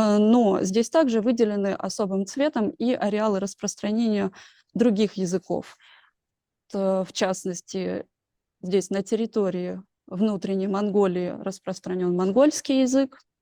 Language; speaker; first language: Russian; native; Russian